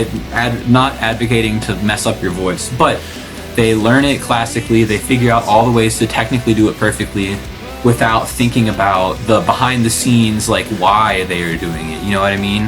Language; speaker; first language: English; native; English